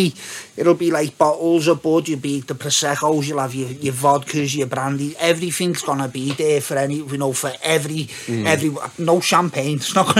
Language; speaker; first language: English; native; English